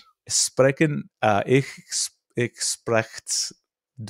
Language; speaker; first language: German; non-native, learner; English